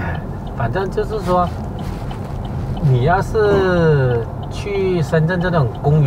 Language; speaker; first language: Chinese; native; Chinese